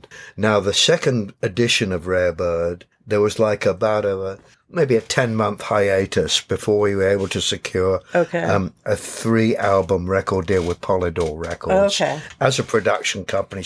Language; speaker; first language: English; native; English